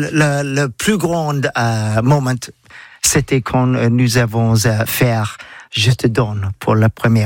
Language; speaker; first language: French; non-native, learner; English